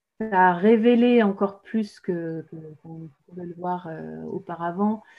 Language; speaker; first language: French; native; French